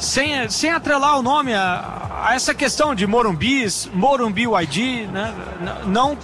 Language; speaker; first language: Portuguese; native; Portuguese